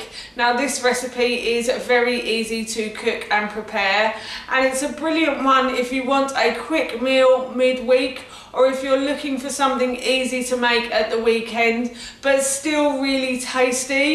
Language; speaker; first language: English; native; English